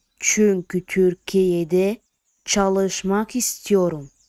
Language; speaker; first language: Turkish; non-native, fluent; Arabic